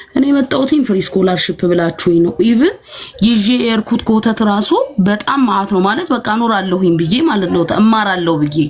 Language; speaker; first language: Amharic; native; Amharic